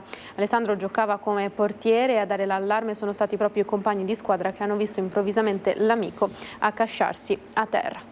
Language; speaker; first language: Italian; native; Italian